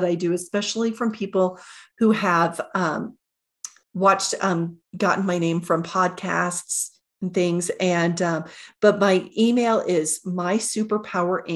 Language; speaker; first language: English; native; English